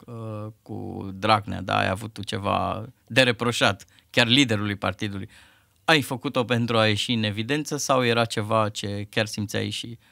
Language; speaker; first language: Romanian; native; Romanian